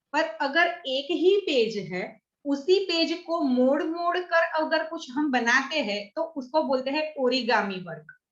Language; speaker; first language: Hindi; non-native, local second language; Gujarati